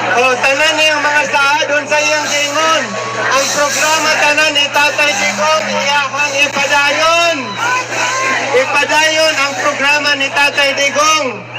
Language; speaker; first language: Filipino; non-native, local second language; Cebuano